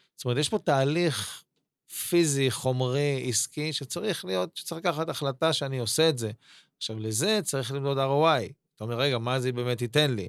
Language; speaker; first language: Hebrew; native; Hebrew